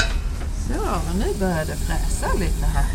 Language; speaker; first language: Swedish; native; Swedish